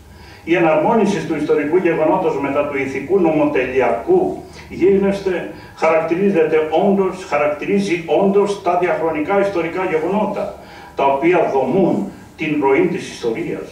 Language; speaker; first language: Greek; native; Greek